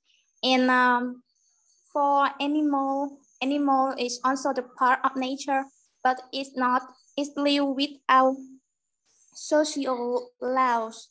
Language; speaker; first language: English; non-native, learner; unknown